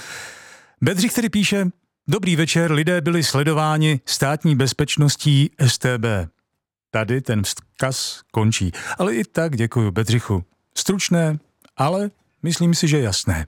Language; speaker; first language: Czech; native; Czech